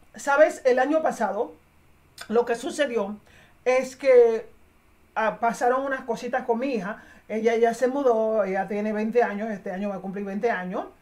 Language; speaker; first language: Spanish; native; Spanish